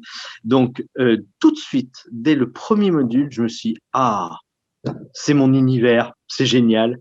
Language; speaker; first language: French; native; French